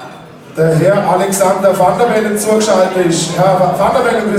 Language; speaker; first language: German; native; German